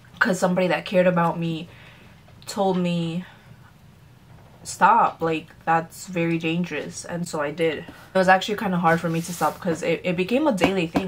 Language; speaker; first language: English; early bilingual, other home language; Spanish